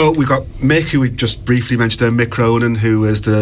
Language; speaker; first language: English; native; English